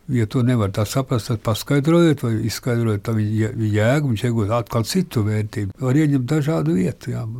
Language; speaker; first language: Latvian; native; Latvian